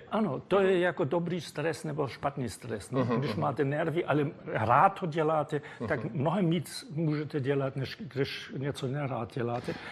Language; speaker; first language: Czech; non-native, fluent; German